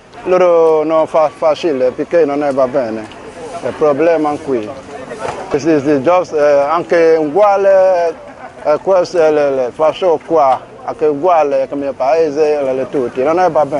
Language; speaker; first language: Italian; non-native, learner; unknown